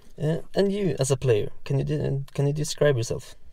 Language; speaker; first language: English; non-native, learner; Norwegian